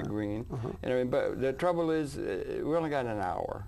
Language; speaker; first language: English; native; English